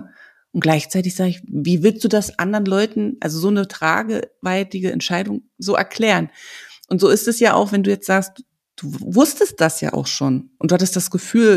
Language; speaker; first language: German; native; German